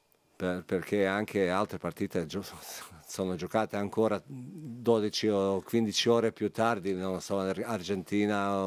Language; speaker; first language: Italian; non-native, fluent; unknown